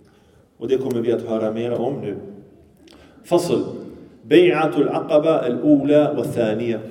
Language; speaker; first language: Swedish; early bilingual, other home language; Arabic